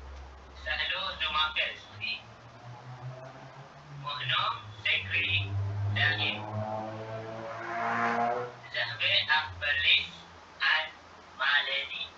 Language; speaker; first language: French; non-native, learner; Malay